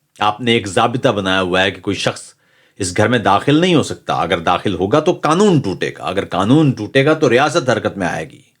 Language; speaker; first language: Urdu; native; Urdu